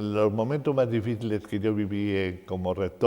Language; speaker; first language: Spanish; native; Spanish